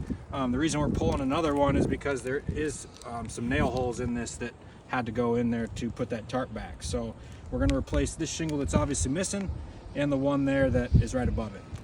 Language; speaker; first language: English; native; English